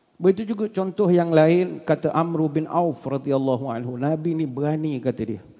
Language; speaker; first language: Malay; native; Malay